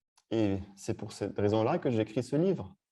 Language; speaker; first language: French; native; French